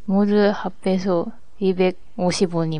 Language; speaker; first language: Korean; non-native, learner; Japanese